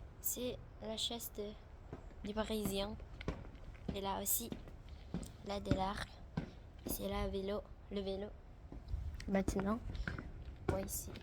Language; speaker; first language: French; non-native, learner; Indonesian